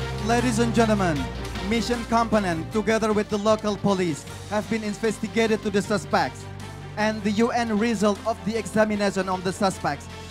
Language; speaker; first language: English; non-native, fluent; Indonesian